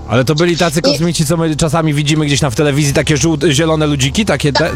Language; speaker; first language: Polish; native; Polish